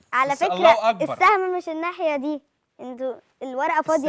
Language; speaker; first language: Arabic; native; Arabic